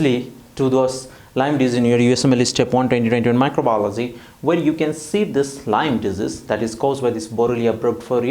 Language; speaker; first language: English; non-native, fluent; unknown